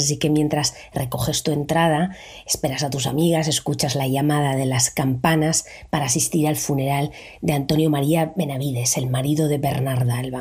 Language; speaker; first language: Spanish; native; Spanish